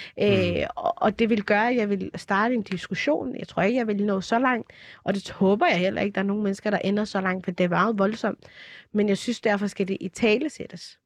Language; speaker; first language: Danish; early bilingual, other home language; Somali